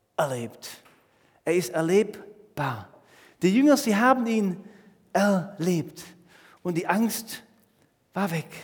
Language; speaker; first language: German; native; German